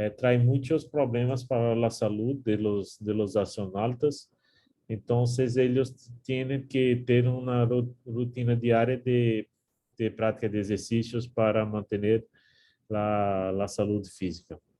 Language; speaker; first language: Spanish; non-native, learner; Portuguese